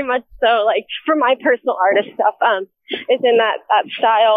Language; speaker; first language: English; native; English